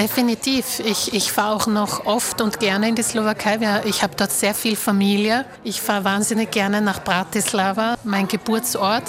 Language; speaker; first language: German; early bilingual, other home language; Slovak